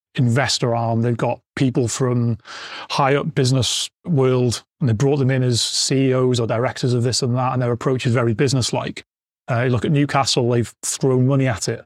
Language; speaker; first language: English; native; English